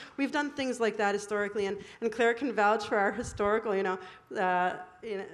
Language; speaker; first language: English; non-native, fluent; Hebrew